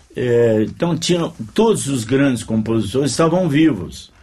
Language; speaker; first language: Portuguese; native; Portuguese